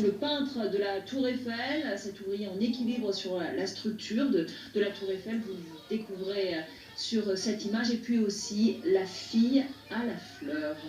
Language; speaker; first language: French; native; French